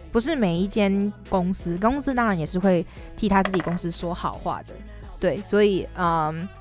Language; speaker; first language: Chinese; native; Chinese